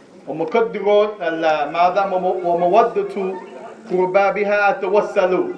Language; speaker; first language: Arabic; non-native, learner; English